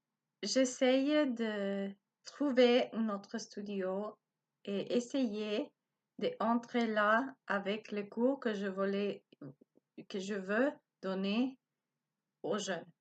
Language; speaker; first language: French; non-native, learner; Spanish